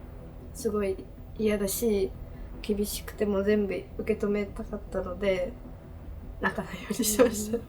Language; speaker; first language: Japanese; native; Japanese